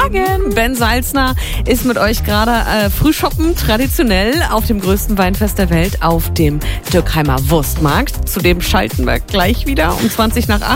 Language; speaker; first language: German; native; German